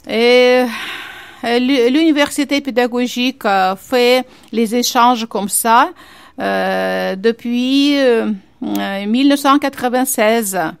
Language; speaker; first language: French; non-native, fluent; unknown